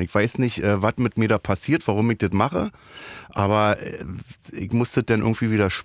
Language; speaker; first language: German; native; German